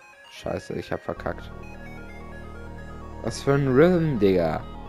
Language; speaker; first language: German; native; German